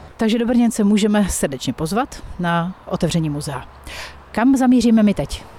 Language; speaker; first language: Czech; native; Czech